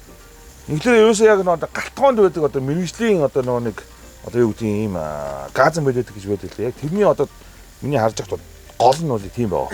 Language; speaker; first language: Mongolian; native; Mongolian